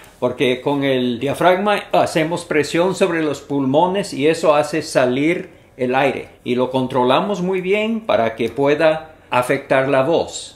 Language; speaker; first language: Spanish; non-native, fluent; English